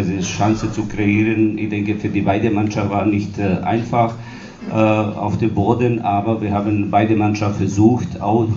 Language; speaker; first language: German; non-native, fluent; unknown